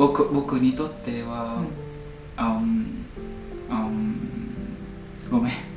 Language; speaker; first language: Japanese; non-native, learner; Vietnamese